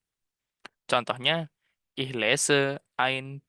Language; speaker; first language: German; non-native, fluent; Indonesian